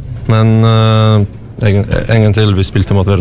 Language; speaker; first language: Norwegian; non-native, learner; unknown